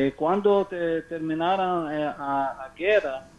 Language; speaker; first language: Spanish; non-native, learner; Hebrew